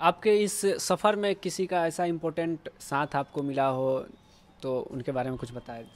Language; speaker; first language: Hindi; native; Hindi